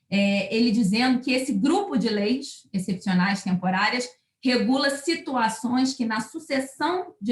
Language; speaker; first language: Portuguese; native; Portuguese